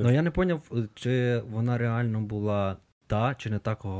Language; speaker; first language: Ukrainian; native; Ukrainian